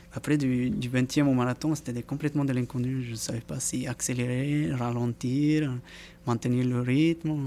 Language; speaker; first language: French; non-native, fluent; Spanish